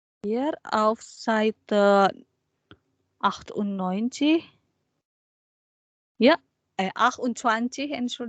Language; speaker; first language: German; non-native, fluent; Indonesian